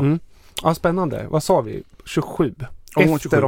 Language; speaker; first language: Swedish; native; Swedish